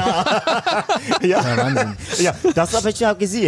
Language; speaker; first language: German; non-native, learner; Swahili